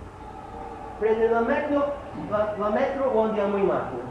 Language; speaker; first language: Italian; non-native, fluent; Portuguese